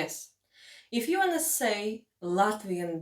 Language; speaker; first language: English; non-native, fluent; Latvian